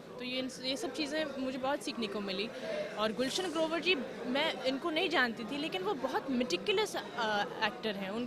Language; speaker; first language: Hindi; early bilingual, heritage; Hindi